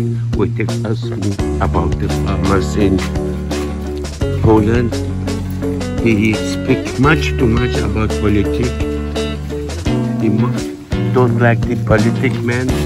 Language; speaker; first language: English; non-native, learner; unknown